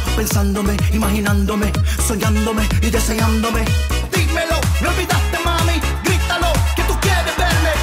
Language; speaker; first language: Spanish; native; Spanish